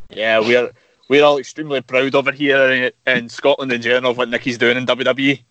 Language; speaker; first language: English; native; English